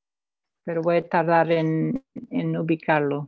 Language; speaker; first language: Spanish; non-native, fluent; English